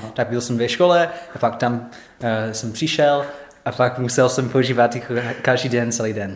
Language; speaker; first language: Czech; non-native, learner; English